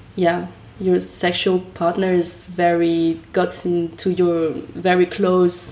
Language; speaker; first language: English; non-native, fluent; French